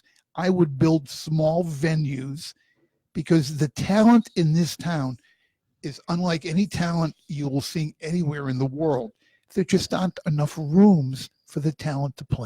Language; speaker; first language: English; native; English